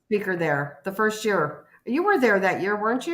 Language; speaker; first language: English; native; English